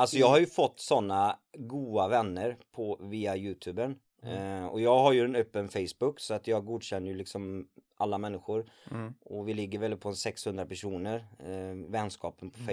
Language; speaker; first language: Swedish; native; Swedish